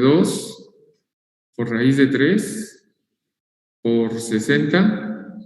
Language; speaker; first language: Spanish; native; Spanish